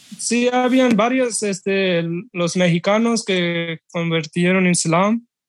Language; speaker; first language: Spanish; non-native, learner; Urdu